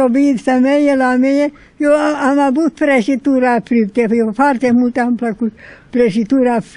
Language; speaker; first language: Romanian; non-native, local second language; Hungarian